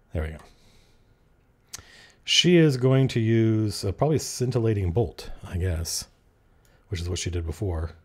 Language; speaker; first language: English; native; English